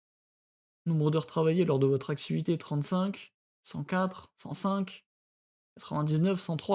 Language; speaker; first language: French; native; French